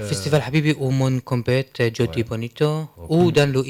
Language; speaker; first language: French; non-native, learner; Arabic